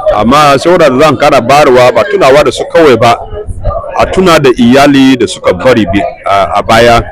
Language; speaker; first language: Hausa; non-native, local second language; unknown